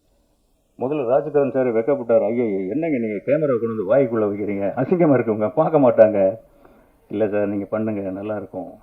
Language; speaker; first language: Tamil; native; Tamil